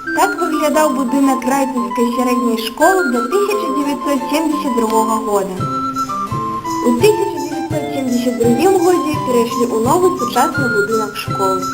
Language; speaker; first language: Belarusian; native; Belarusian